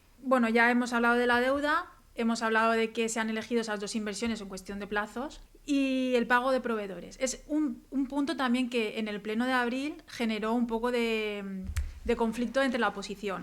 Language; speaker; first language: Spanish; native; Spanish